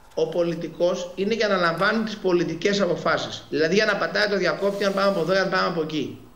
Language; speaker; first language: Greek; native; Greek